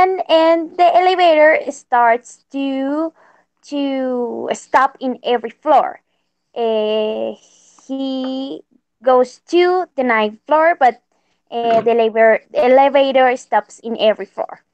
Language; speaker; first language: English; non-native, learner; Spanish